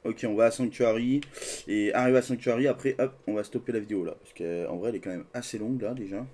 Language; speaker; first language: French; native; French